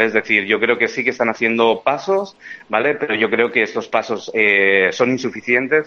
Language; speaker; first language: Spanish; native; Spanish